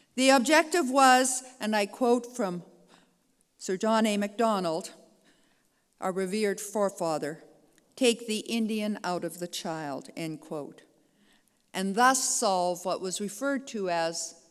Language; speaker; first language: English; native; English